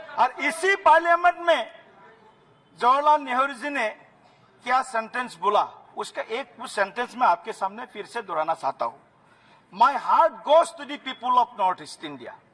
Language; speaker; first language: Hindi; non-native, local second language; Assamese